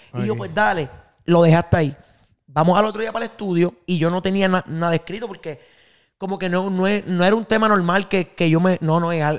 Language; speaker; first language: Spanish; native; Spanish